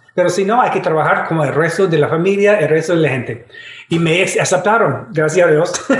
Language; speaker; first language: Spanish; non-native, fluent; English